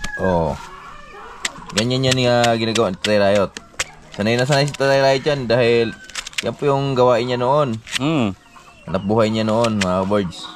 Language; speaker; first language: Filipino; non-native, local second language; Cebuano